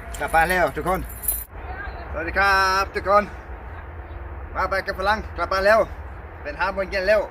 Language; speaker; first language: Thai; non-native, learner; German